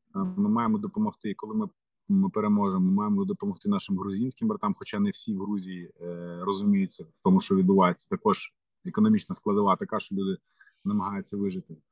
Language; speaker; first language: Ukrainian; non-native, local second language; Russian